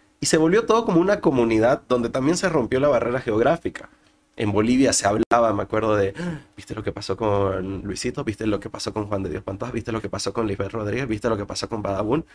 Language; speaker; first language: Spanish; native; Spanish